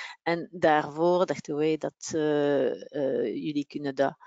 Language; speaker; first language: Dutch; non-native, local second language; French